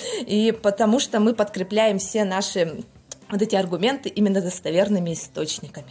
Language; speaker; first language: Russian; non-native, local second language; Yakut